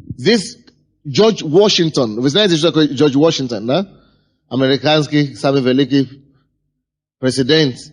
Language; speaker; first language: Russian; non-native, fluent; Yoruba